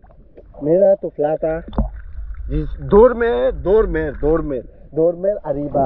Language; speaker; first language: Spanish; non-native, learner; Telugu